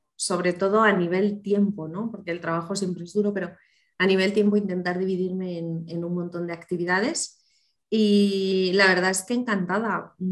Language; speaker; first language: Spanish; native; Spanish